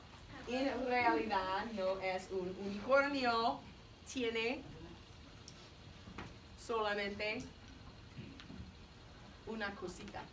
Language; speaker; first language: Spanish; non-native, fluent; English